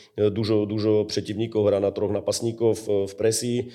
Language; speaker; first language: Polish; non-native, learner; Slovak